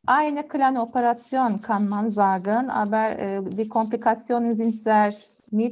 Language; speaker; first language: German; non-native, learner; Turkish